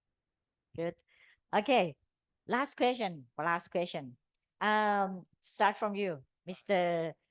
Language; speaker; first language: English; non-native, learner; Thai